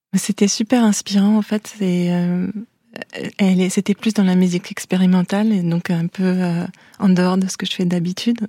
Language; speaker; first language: French; non-native, local second language; Arabic